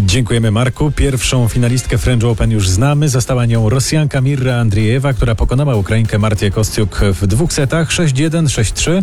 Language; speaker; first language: Polish; native; Polish